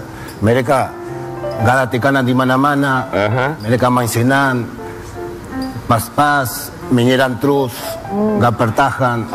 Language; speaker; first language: Indonesian; non-native, fluent; Spanish